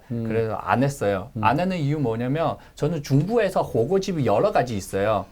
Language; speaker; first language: Korean; non-native, learner; Chinese